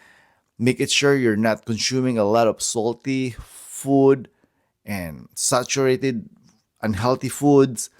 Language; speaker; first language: English; non-native, fluent; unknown